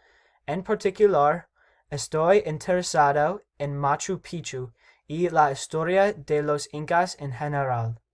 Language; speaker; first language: Spanish; non-native, learner; English